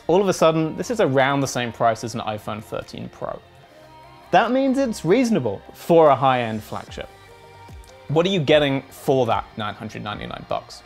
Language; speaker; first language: English; native; English